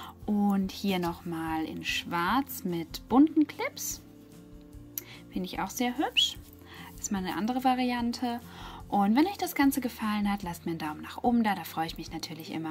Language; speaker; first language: German; native; German